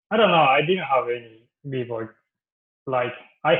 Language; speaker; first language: English; non-native, learner; Japanese